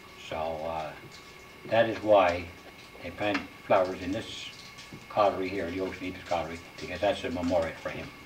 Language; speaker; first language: English; native; English